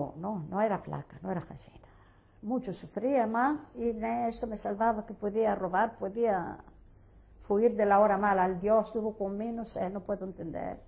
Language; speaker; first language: Spanish; early bilingual, heritage; Ladino